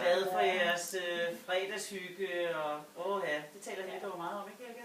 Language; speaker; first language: Danish; native; Danish